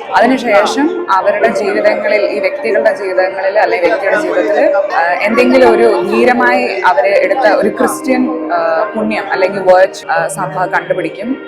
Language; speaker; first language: Malayalam; early bilingual, heritage; Malayalam